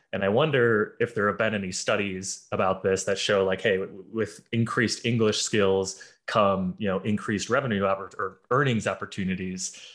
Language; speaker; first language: English; native; English